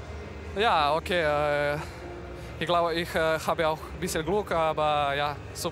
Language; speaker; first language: German; non-native, learner; Slovenian